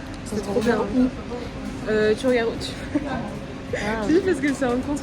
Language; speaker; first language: French; native; French